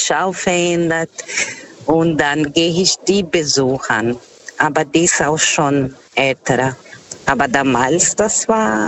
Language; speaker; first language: German; non-native, fluent; Portuguese